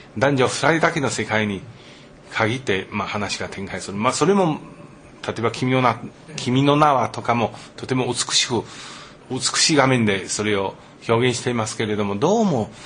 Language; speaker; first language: Japanese; non-native, fluent; Chinese